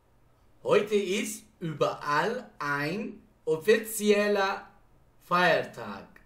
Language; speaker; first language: German; non-native, fluent; Persian